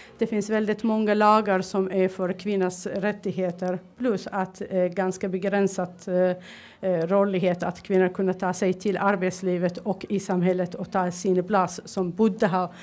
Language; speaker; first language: Swedish; non-native, fluent; Arabic